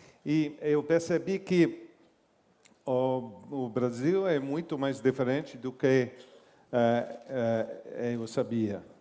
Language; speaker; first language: Portuguese; non-native, learner; English